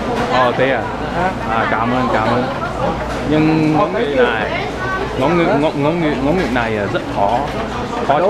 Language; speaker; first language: Vietnamese; non-native, learner; English